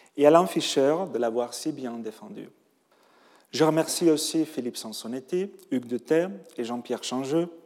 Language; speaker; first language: French; non-native, fluent; Spanish